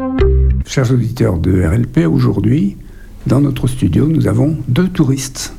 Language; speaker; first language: French; native; French